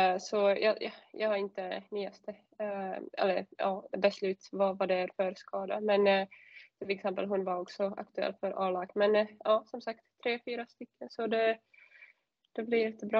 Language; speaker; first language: Swedish; non-native, fluent; Czech